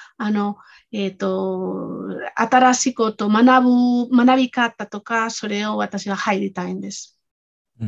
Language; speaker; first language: Japanese; non-native, fluent; Spanish